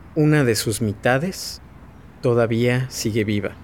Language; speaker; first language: Spanish; native; Spanish